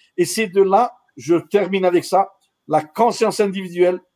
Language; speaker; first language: French; non-native, local second language; Arabic